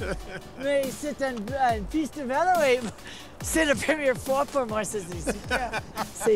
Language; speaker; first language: French; non-native, fluent; English